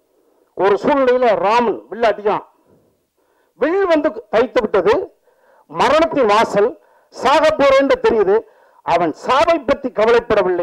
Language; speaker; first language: Tamil; native; Tamil